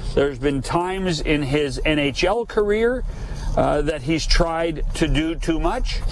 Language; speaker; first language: English; native; English